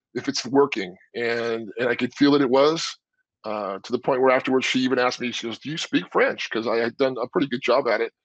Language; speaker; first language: English; native; English